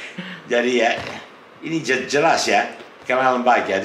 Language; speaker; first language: Indonesian; non-native, fluent; English